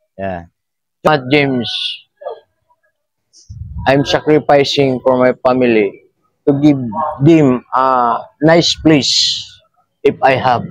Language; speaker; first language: English; non-native, learner; Filipino